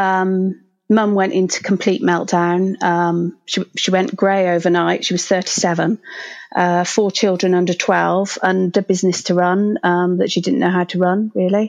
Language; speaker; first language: English; native; English